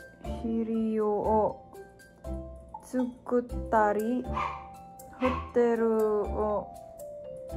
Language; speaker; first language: Japanese; non-native, learner; Filipino